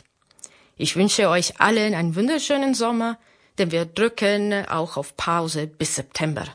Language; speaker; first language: German; non-native, fluent; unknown